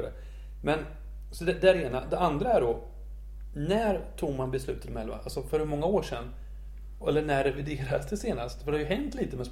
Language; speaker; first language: Swedish; native; Swedish